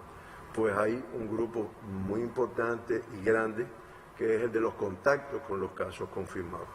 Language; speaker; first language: Spanish; native; Spanish